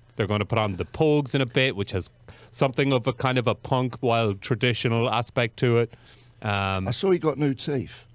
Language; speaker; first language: English; native; English